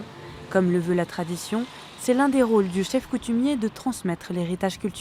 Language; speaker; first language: French; native; French